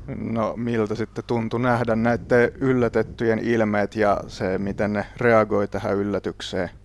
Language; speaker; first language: Finnish; native; Finnish